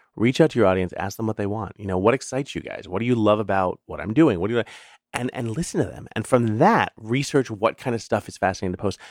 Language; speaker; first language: English; native; English